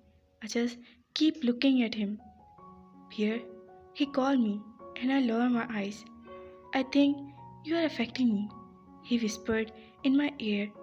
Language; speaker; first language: English; non-native, local second language; Urdu